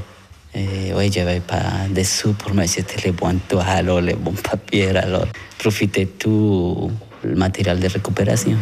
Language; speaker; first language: French; non-native, learner; Spanish